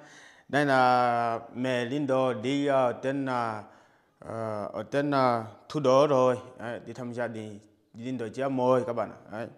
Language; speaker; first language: Vietnamese; non-native, learner; Portuguese